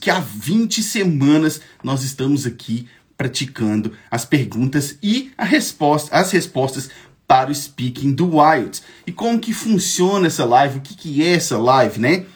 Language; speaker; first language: Portuguese; native; Portuguese